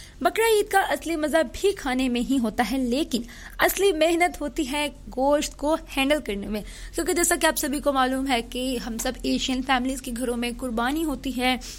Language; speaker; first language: Urdu; early bilingual, heritage; Urdu